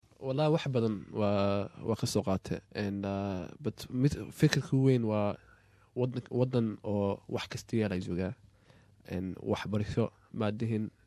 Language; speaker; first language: Somali; early bilingual, heritage; Somali